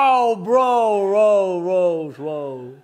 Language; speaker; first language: Russian; early bilingual, heritage; Russian